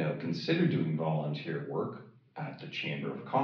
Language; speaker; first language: English; native; English